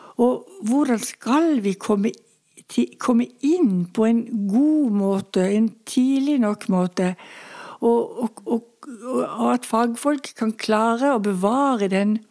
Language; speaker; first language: Norwegian; native; Norwegian